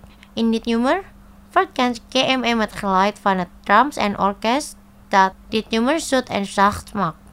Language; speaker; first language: Dutch; non-native, fluent; Indonesian